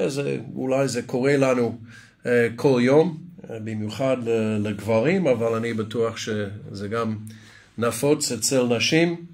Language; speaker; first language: Hebrew; non-native, fluent; English